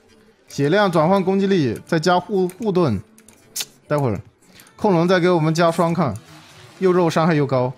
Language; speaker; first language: Chinese; native; Chinese